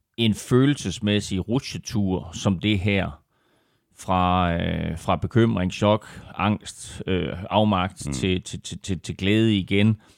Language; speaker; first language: Danish; native; Danish